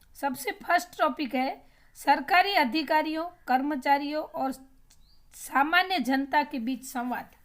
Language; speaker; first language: Hindi; non-native, local second language; Gujarati